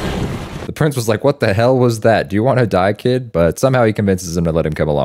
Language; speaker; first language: English; native; English